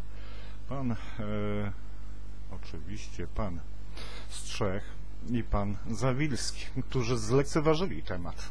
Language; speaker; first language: Polish; native; Polish